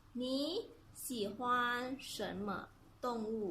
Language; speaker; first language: Chinese; non-native, fluent; Thai